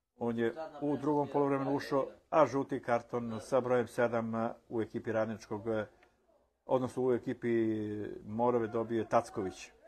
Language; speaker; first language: Serbian; native; Serbian